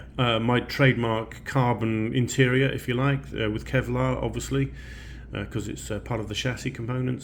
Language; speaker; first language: English; native; English